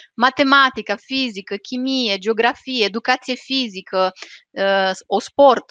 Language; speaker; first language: Portuguese; non-native, fluent; Romanian